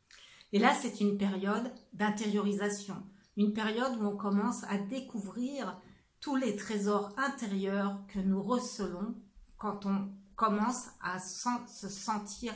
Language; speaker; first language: French; native; French